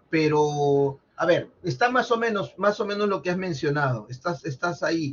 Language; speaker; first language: Spanish; native; Spanish